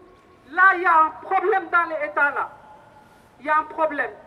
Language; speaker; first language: French; non-native, local second language; Wolof